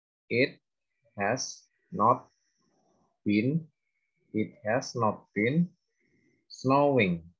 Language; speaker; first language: English; non-native, fluent; Indonesian